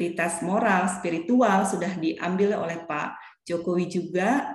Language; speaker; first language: Indonesian; native; Indonesian